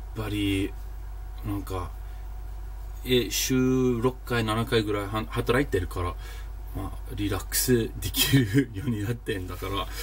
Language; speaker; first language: Japanese; non-native, learner; English